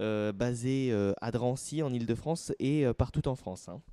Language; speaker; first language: French; native; French